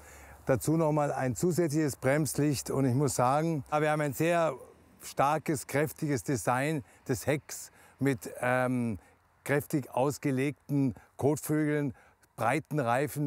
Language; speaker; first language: German; native; German